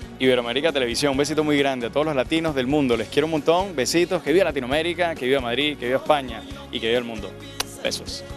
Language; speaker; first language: Spanish; native; Spanish